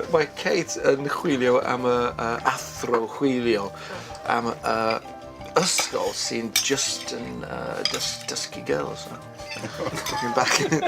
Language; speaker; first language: Welsh; non-native, learner; English